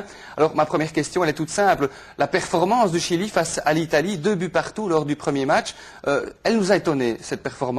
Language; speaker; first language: French; native; French